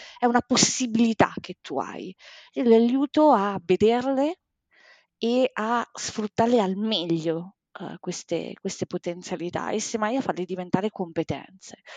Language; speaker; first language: Italian; native; Italian